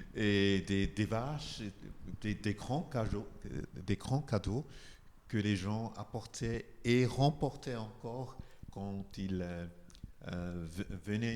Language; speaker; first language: French; non-native, fluent; Igbo